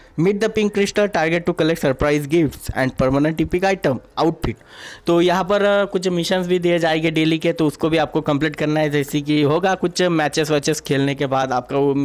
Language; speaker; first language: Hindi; non-native, local second language; Marathi